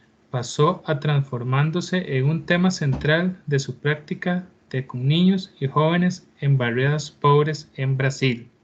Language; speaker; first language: Spanish; native; Spanish